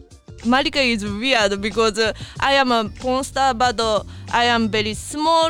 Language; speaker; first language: English; non-native, learner; Japanese